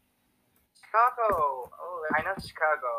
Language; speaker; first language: English; non-native, learner; Turkish